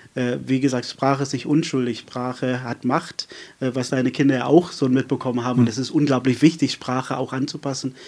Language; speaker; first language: German; non-native, fluent; Afrikaans